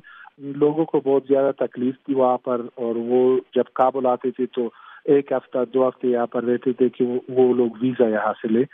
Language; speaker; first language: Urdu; non-native, fluent; Pashto